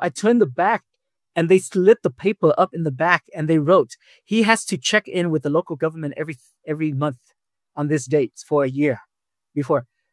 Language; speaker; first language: English; early bilingual, other home language; Vietnamese